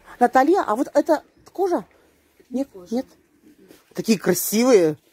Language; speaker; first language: Russian; native; Russian